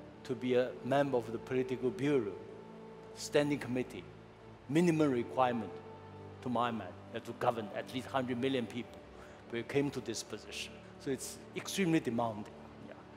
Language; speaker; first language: English; non-native, fluent; Chinese